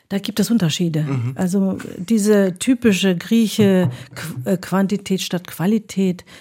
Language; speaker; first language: German; early bilingual, other home language; Greek